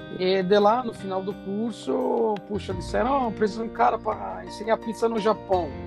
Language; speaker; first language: Portuguese; non-native, fluent; Italian